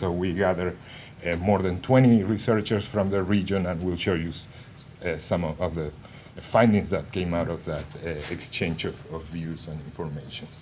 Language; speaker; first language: English; non-native, fluent; Spanish